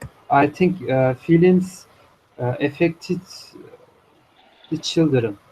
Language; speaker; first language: English; non-native, learner; Turkish